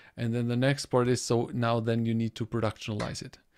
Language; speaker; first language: English; non-native, fluent; German